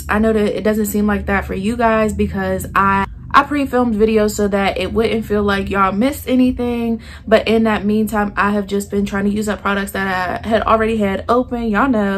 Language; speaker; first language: English; native; English